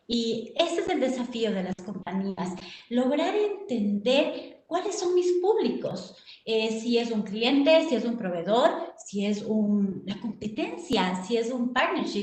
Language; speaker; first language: Spanish; native; Spanish